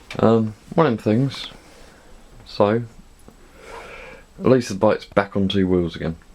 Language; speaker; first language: English; native; English